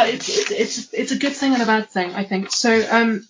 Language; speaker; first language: English; native; English